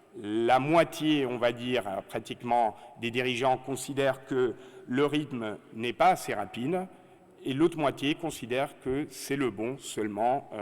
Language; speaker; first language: French; native; French